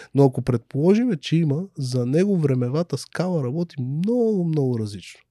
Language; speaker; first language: Bulgarian; native; Bulgarian